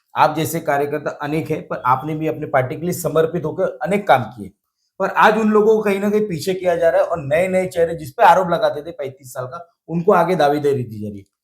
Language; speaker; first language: Hindi; non-native, local second language; Marathi